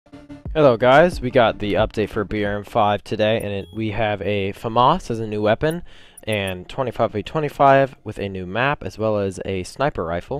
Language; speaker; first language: English; native; English